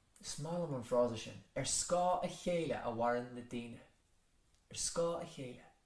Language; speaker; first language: Irish; native; Irish